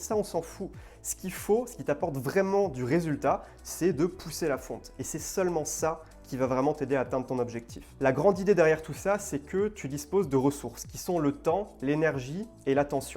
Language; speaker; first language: French; native; French